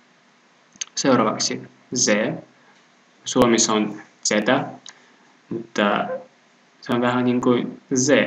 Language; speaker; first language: Finnish; non-native, fluent; Russian